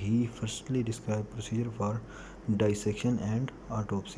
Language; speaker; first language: English; non-native, local second language; Urdu